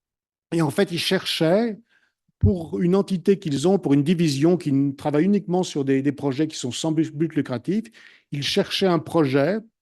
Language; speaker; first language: French; native; French